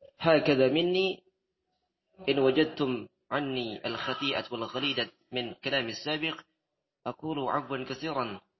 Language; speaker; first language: Arabic; non-native, learner; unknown